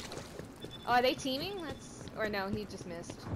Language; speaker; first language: English; native; English